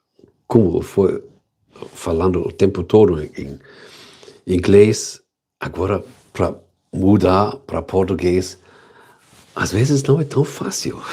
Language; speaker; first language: Portuguese; non-native, learner; German